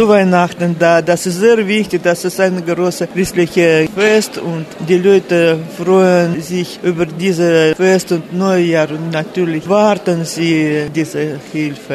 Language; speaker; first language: German; non-native, fluent; Russian